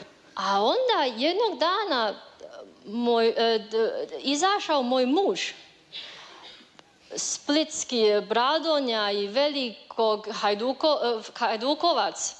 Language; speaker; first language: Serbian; non-native, learner; Chinese